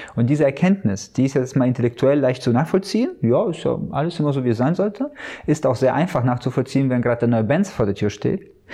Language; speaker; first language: German; early bilingual, other home language; Russian